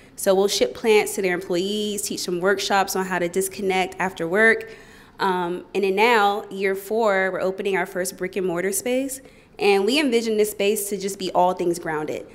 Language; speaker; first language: English; native; English